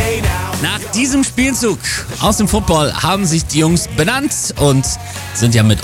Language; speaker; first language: German; native; German